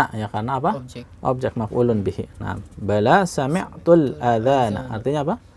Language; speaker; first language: Indonesian; native; Indonesian